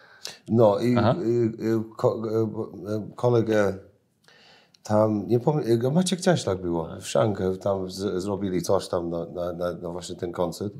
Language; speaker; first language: Polish; non-native, learner; English